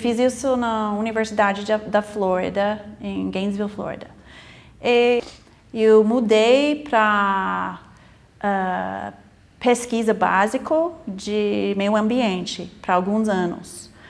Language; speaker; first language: Portuguese; non-native, fluent; English